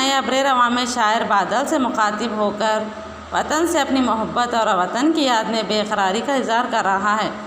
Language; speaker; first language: Urdu; native; Urdu